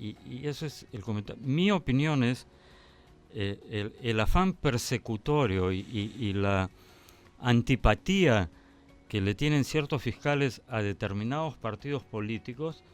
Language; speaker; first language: Spanish; native; Spanish